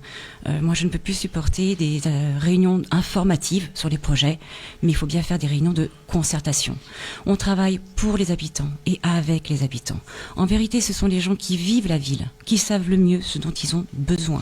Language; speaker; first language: French; native; French